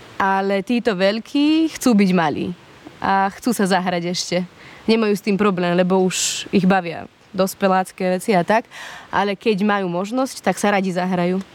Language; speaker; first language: Slovak; early bilingual, heritage; Slovak